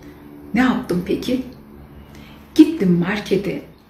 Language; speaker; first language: Turkish; native; Turkish